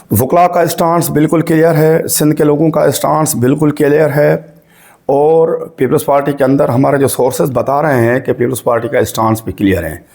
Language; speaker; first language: Urdu; non-native, local second language; Sindhi